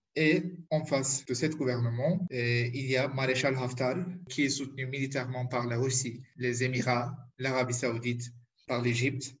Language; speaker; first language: French; non-native, fluent; Turkish